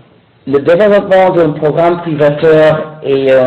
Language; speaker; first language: French; non-native, fluent; English